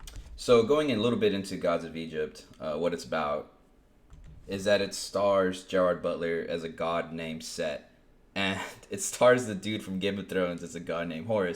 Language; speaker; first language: English; native; English